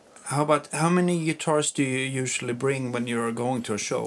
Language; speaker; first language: English; non-native, fluent; Swedish